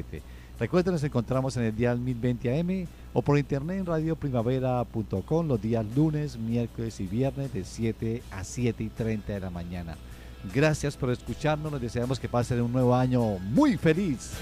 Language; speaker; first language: Spanish; native; Spanish